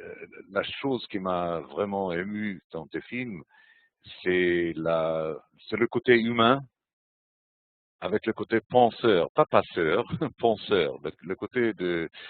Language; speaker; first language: French; non-native, fluent; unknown